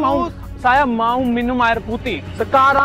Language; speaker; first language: Indonesian; non-native, learner; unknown